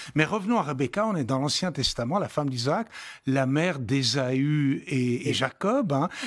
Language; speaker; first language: French; native; French